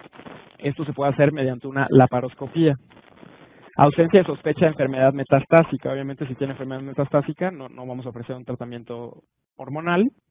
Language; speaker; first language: Spanish; native; Spanish